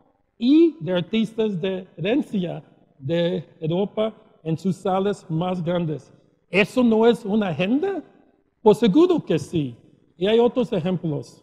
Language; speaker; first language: Spanish; early bilingual, heritage; Spanish